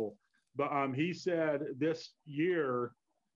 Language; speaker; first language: English; native; English